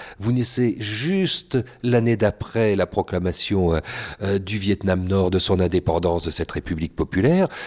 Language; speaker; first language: French; native; French